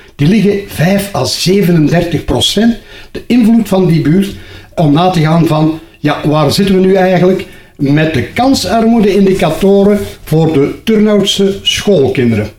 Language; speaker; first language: Dutch; native; Dutch